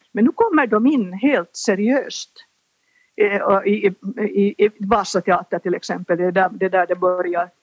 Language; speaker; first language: Swedish; native; Swedish